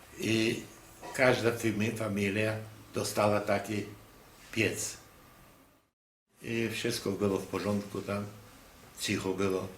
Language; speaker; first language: Polish; non-native, local second language; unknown